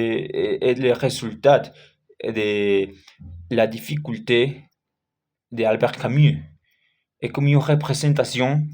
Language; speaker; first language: French; non-native, learner; Spanish